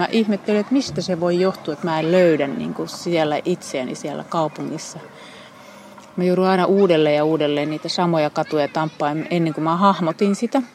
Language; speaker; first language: Finnish; native; Finnish